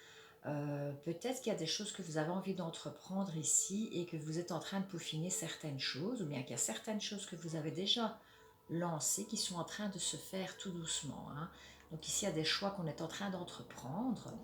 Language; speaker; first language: French; native; French